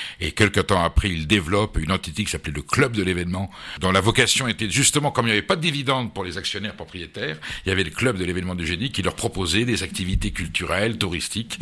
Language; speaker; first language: French; native; French